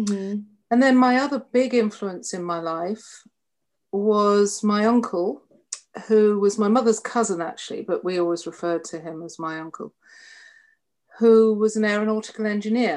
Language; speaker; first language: English; native; English